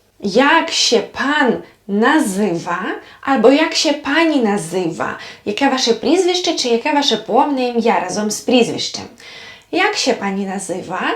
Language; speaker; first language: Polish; non-native, fluent; Ukrainian